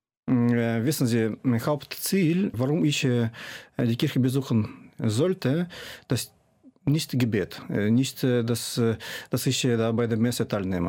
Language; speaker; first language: German; non-native, fluent; Russian